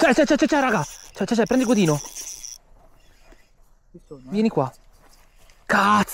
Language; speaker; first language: Italian; native; Italian